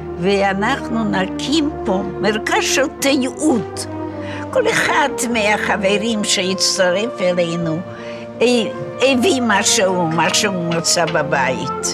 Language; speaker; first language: Hebrew; non-native, fluent; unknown